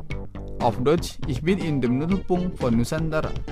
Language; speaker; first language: German; non-native, fluent; Indonesian